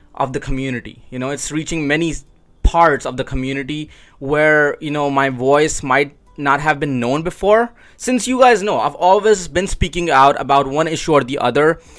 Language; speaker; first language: English; non-native, local second language; Urdu